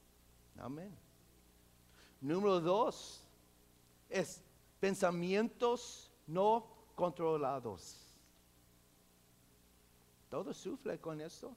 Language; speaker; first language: Spanish; non-native, local second language; English